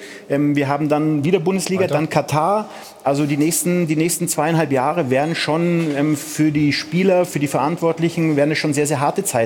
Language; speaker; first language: German; native; German